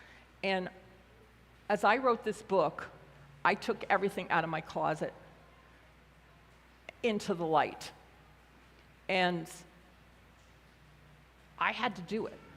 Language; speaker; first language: English; native; English